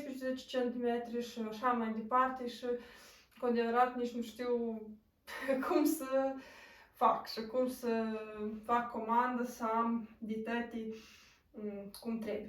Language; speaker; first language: Romanian; non-native, local second language; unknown